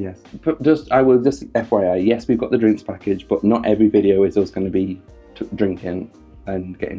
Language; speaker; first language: English; native; English